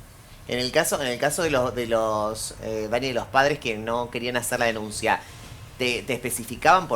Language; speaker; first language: Spanish; native; Spanish